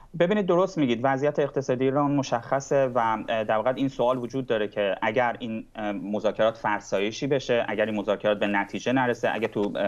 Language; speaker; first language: Persian; native; Persian